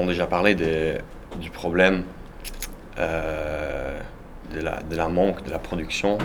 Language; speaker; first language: French; non-native, learner; Italian